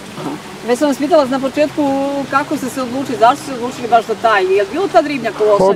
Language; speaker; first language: Croatian; native; Croatian